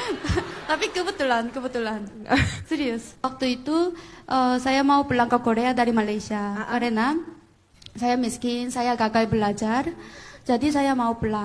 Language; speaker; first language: Indonesian; non-native, fluent; Korean